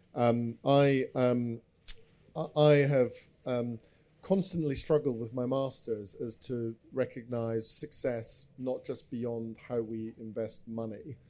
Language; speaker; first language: English; native; English